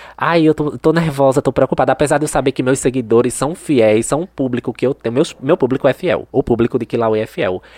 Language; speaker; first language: Portuguese; native; Portuguese